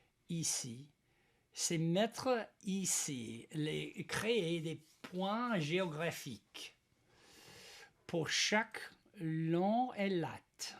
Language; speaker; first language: French; non-native, learner; English